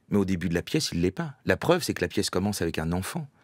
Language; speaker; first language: French; native; French